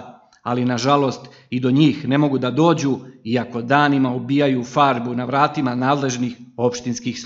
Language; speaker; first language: Serbian; native; Serbian